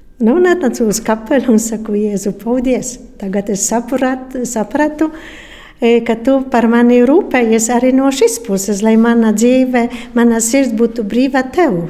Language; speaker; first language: Latvian; non-native, fluent; Polish